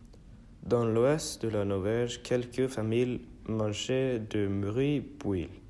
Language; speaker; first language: French; non-native, learner; Norwegian